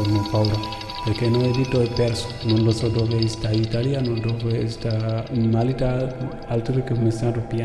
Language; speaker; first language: Italian; non-native, learner; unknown